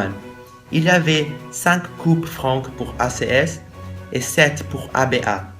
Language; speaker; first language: French; non-native, learner; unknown